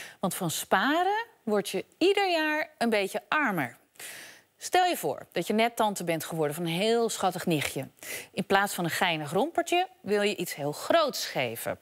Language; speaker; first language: Dutch; native; Dutch